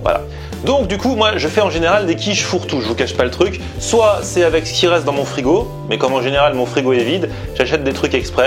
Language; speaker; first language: French; native; French